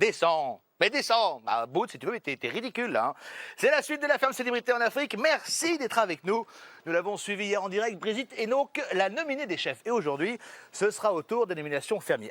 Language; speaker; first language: French; native; French